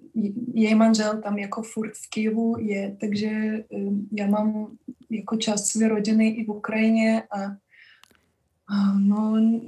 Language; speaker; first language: Czech; non-native, fluent; Russian